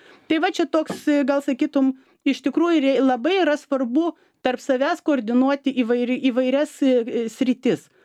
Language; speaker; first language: Lithuanian; native; Lithuanian